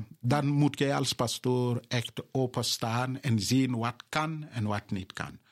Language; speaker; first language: Dutch; non-native, fluent; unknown